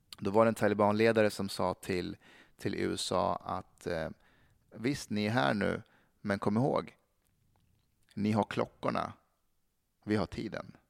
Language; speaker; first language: Swedish; early bilingual, other home language; Persian